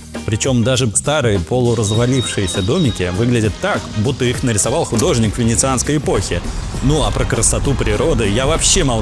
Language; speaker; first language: Russian; native; Russian